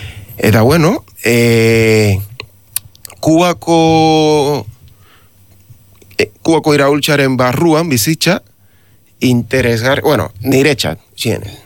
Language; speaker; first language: Basque; non-native, learner; Spanish